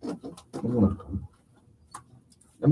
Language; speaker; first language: Japanese; native; Japanese